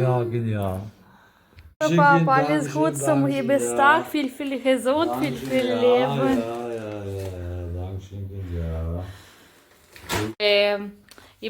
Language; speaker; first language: German; non-native, learner; Ukrainian